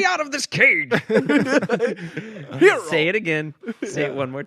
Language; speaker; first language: English; native; English